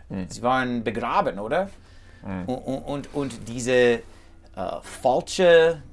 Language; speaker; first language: German; non-native, learner; English